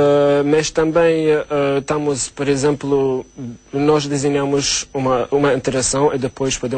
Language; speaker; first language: Portuguese; non-native, learner; Arabic